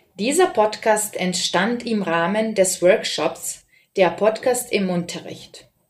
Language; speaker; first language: German; non-native, fluent; Serbian